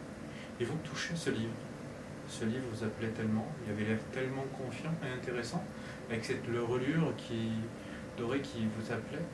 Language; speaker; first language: French; native; French